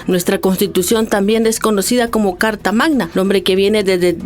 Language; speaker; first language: Spanish; native; Spanish